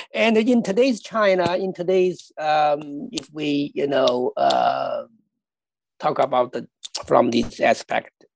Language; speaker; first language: English; non-native, fluent; Chinese